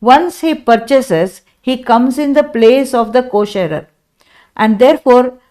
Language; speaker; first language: English; non-native, local second language; Kannada